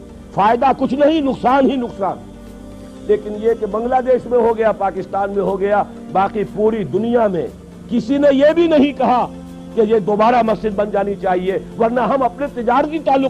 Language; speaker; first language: Urdu; native; Urdu